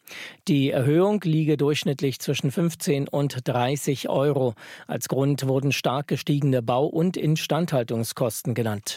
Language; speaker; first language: German; native; German